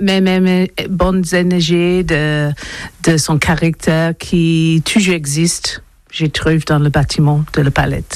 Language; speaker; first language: French; non-native, learner; English